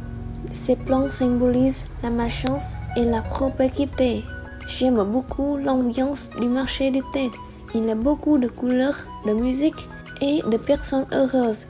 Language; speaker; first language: French; non-native, learner; Vietnamese